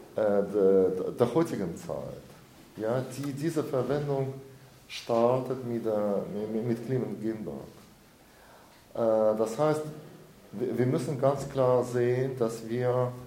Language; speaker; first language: German; non-native, fluent; Russian